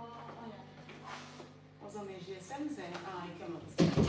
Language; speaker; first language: Dutch; non-native, learner; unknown